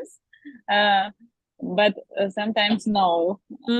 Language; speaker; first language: English; non-native, learner; Russian